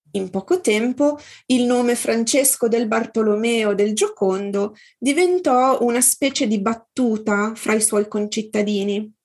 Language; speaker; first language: Italian; native; Italian